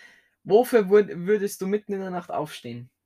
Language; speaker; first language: German; native; German